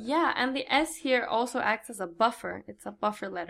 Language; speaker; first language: English; non-native, fluent; Turkish